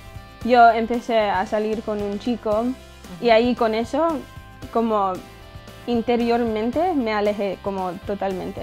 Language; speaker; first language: Spanish; early bilingual, heritage; English